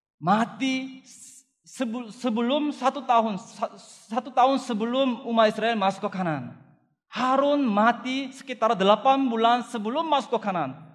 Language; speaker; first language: Indonesian; non-native, fluent; Korean